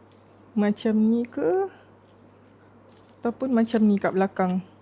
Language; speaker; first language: Malay; native; Malay